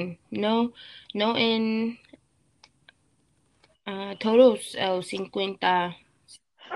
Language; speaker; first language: Spanish; non-native, learner; English